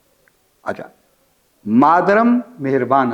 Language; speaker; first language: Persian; non-native, fluent; Urdu